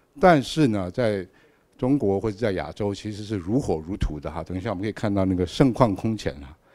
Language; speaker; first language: Chinese; native; Chinese